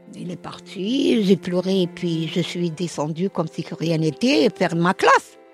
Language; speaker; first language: French; non-native, local second language; Arabic